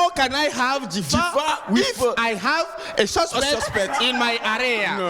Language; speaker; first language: English; non-native, learner; French